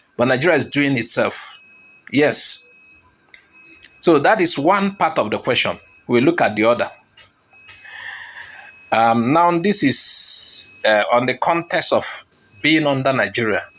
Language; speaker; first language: English; non-native, local second language; Igbo